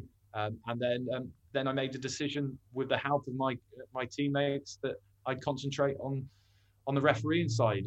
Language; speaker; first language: English; native; English